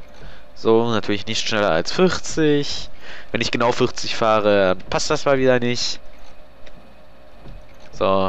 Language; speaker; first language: German; native; German